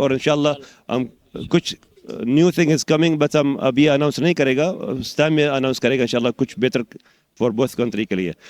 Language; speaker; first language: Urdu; non-native, learner; Arabic